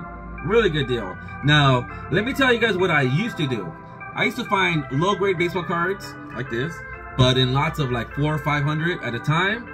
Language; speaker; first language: English; native; English